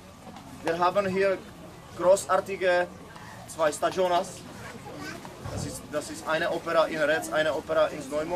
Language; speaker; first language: German; non-native, learner; Czech